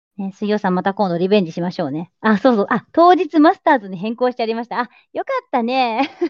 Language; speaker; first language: Japanese; native; Japanese